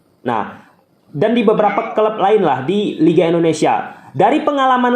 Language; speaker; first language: Indonesian; native; Indonesian